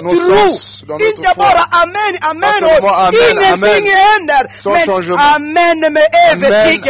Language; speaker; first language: Swedish; non-native, learner; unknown